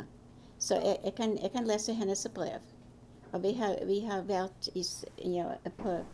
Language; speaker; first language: Norwegian; early bilingual, heritage; Norwegian